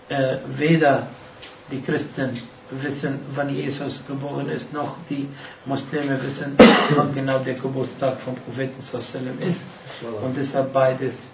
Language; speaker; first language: German; non-native, fluent; Arabic